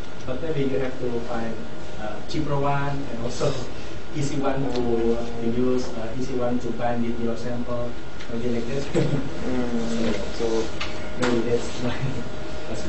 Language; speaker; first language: English; non-native, fluent; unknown